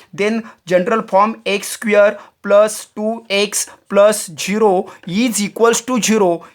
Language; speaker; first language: Hindi; non-native, local second language; Marathi